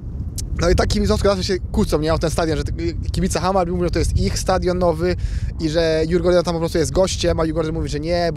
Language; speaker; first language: Polish; native; Polish